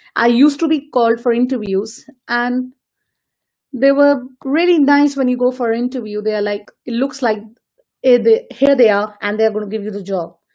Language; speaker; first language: English; non-native, local second language; Hindi